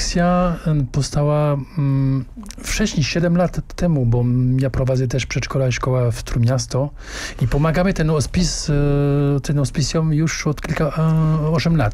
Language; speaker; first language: Polish; non-native, learner; French